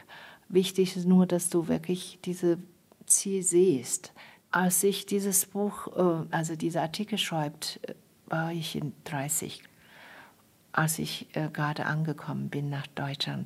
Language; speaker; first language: German; non-native, fluent; Chinese